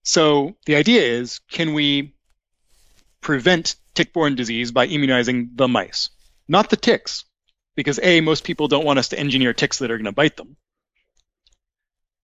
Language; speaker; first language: English; native; English